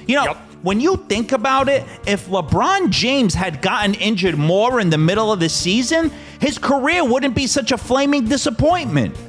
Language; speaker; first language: English; native; English